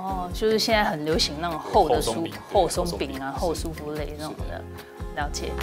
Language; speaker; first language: Chinese; native; Chinese